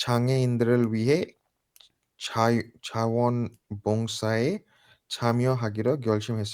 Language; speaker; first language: Korean; non-native, learner; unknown